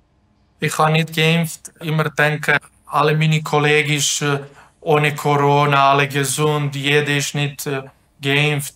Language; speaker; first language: German; non-native, learner; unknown